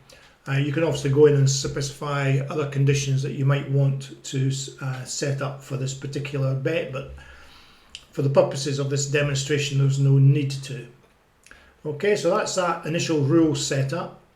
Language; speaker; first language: English; native; English